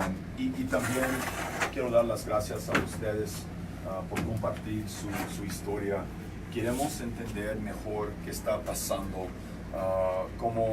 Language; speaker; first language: Spanish; non-native, fluent; English